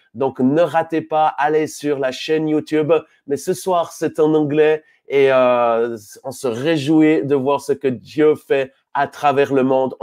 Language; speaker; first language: French; native; French